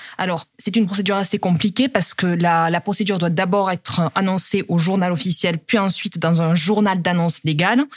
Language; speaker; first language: French; native; French